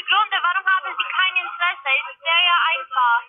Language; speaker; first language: German; non-native, learner; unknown